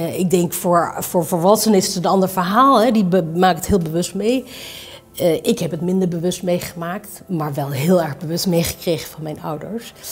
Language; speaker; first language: Dutch; early bilingual, other home language; Spanish